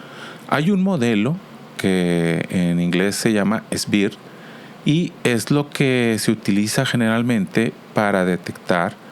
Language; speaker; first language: Spanish; native; Spanish